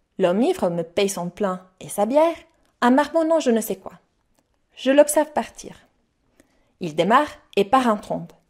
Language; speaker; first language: French; non-native, fluent; Italian